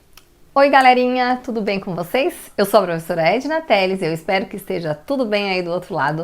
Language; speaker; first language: Portuguese; native; Portuguese